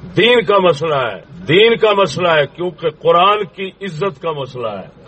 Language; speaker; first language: Urdu; non-native, local second language; Punjabi